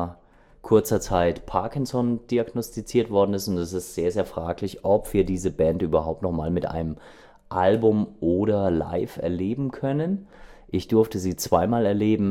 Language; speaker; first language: German; native; German